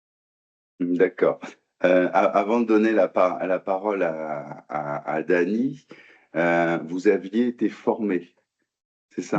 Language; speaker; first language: French; native; French